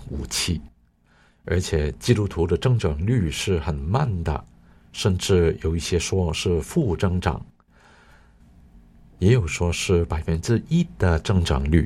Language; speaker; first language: Chinese; non-native, local second language; Cantonese